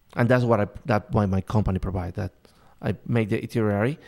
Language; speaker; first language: English; non-native, learner; Spanish